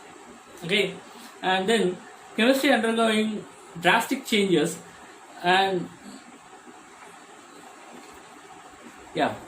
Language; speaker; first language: English; non-native, local second language; Tamil